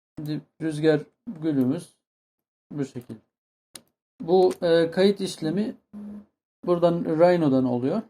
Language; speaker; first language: Turkish; non-native, fluent; Arabic